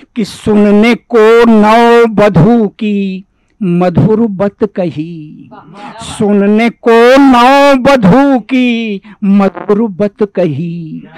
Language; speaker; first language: Hindi; native; Hindi